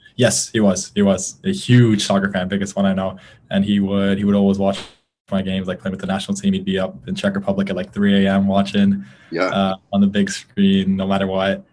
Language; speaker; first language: English; native; English